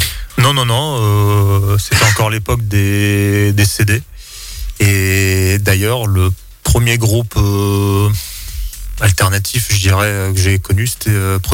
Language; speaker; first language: French; native; French